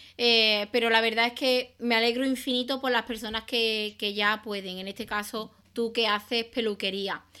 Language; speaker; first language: Spanish; native; Spanish